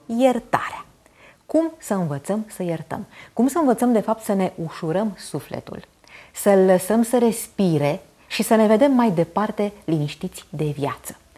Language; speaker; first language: Romanian; native; Romanian